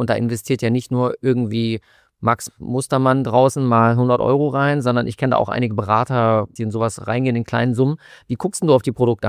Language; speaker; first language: German; native; German